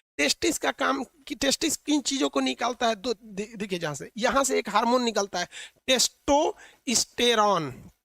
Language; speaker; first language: Hindi; native; Hindi